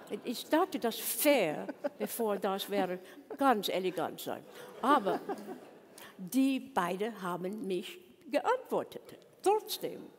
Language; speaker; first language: German; non-native, learner; English